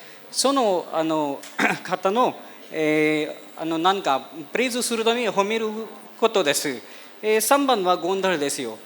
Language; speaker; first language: Japanese; non-native, fluent; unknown